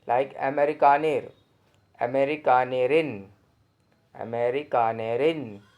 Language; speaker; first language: German; non-native, learner; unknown